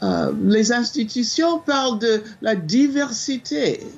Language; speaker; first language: French; non-native, fluent; English